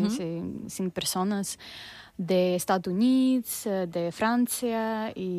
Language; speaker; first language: Spanish; non-native, learner; Russian